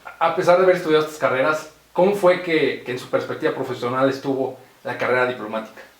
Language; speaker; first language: Spanish; native; Spanish